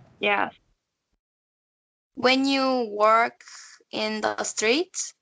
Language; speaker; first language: English; non-native, learner; Korean